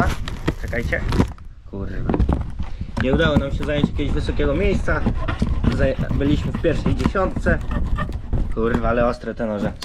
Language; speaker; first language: Polish; native; Polish